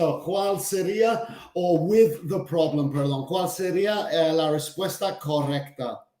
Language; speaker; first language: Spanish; non-native, fluent; English